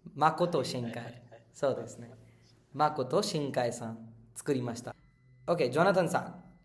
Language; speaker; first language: Japanese; non-native, fluent; Hindi